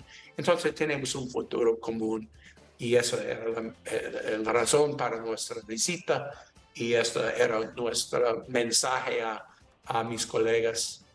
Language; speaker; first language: Spanish; non-native, learner; English